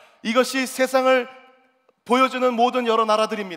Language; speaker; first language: Korean; native; Korean